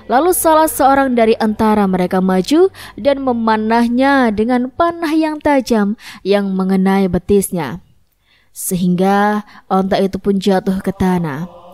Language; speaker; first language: Indonesian; native; Indonesian